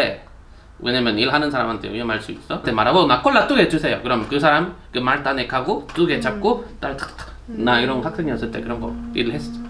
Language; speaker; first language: Korean; non-native, learner; Spanish